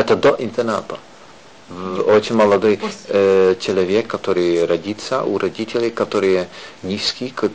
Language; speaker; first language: Russian; non-native, learner; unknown